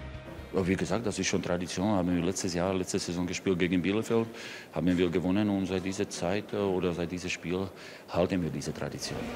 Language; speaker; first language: German; non-native, fluent; Slovak